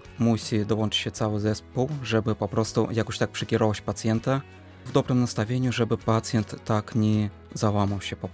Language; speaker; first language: Polish; non-native, fluent; Russian